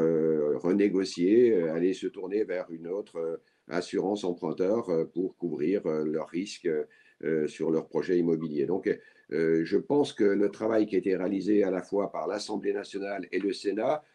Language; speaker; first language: French; native; French